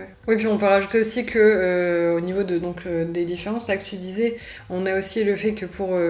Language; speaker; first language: French; native; French